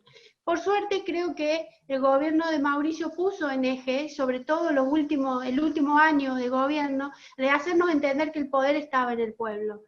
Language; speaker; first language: Spanish; native; Spanish